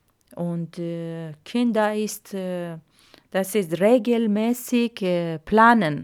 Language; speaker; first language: German; non-native, learner; Arabic